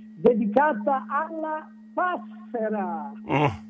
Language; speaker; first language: Italian; native; Italian